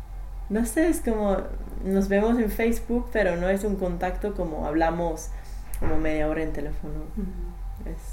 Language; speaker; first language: Spanish; non-native, learner; English